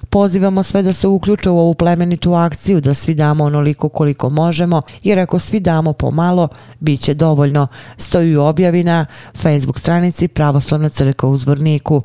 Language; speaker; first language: Bosnian; native; Bosnian